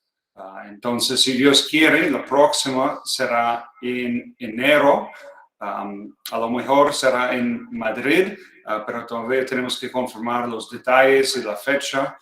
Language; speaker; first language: Spanish; non-native, fluent; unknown